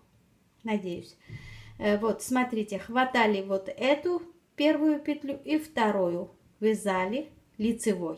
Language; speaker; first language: Russian; non-native, fluent; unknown